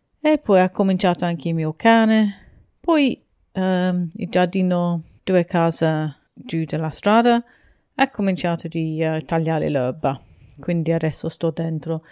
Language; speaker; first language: Italian; non-native, fluent; English